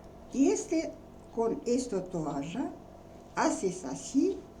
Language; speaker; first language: Spanish; non-native, learner; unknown